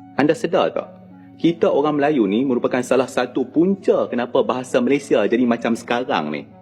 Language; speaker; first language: Malay; native; Malay